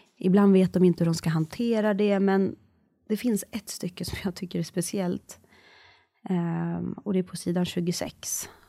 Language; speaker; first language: Swedish; early bilingual, other home language; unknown